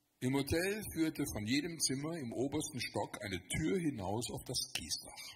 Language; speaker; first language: German; native; German